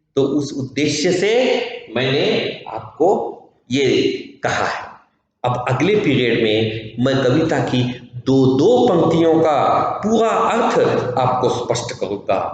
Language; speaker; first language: Hindi; non-native, local second language; Kannada